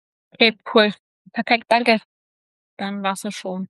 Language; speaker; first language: German; native; German